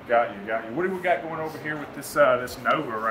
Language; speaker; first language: English; native; English